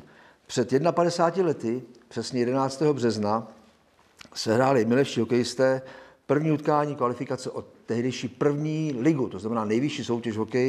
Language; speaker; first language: Czech; native; Czech